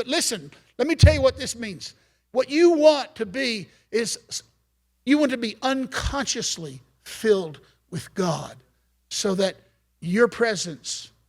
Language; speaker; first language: English; native; English